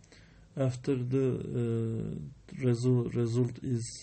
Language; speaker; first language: English; non-native, learner; Turkish